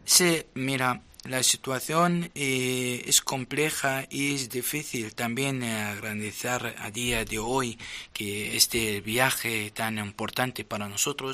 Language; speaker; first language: Spanish; non-native, fluent; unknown